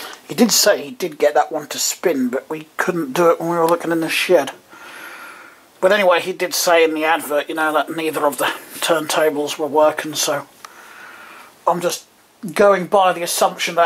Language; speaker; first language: English; native; English